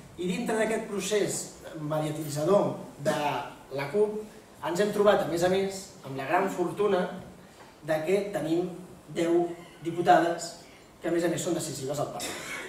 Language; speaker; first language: Catalan; native; Catalan